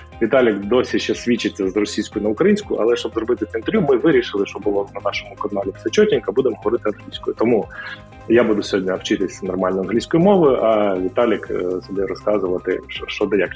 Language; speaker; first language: Ukrainian; non-native, local second language; Russian